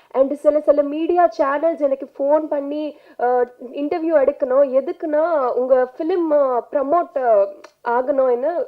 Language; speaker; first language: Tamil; non-native, fluent; Telugu